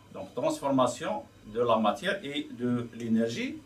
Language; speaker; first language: French; non-native, local second language; Arabic